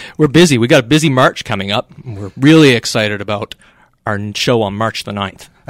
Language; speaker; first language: English; native; English